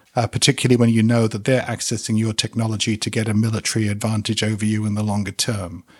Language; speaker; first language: English; native; English